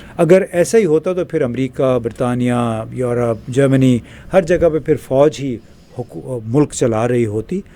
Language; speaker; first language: Urdu; native; Urdu